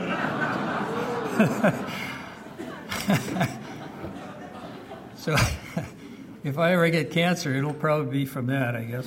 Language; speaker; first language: English; early bilingual, other home language; French